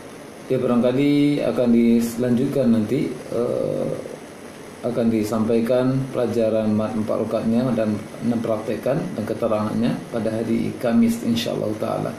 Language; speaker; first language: Indonesian; native; Indonesian